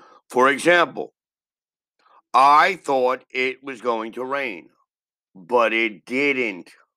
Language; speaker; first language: English; native; English